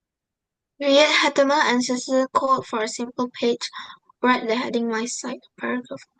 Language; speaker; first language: English; non-native, learner; Indonesian